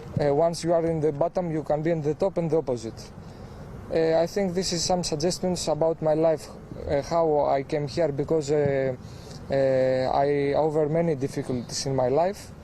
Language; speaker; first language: English; non-native, fluent; Greek